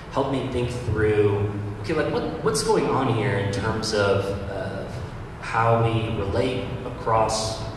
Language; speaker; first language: English; native; English